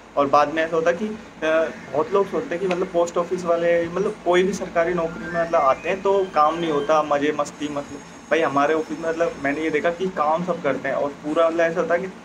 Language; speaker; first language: Hindi; native; Hindi